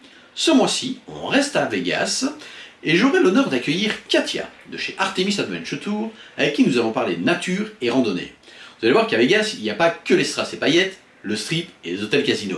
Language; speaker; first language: French; native; French